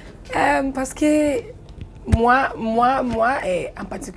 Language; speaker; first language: French; non-native, learner; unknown